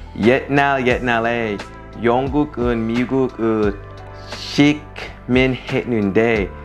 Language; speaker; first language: Korean; non-native, learner; English